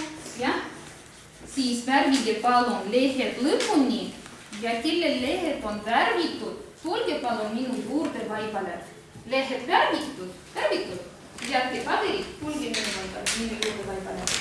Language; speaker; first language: Estonian; non-native, local second language; Russian